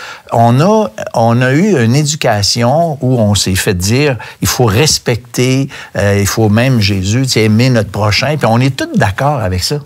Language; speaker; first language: French; native; French